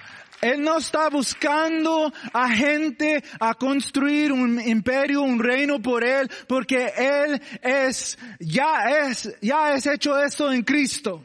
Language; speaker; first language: Spanish; non-native, learner; English